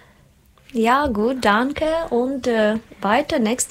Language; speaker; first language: German; non-native, learner; Russian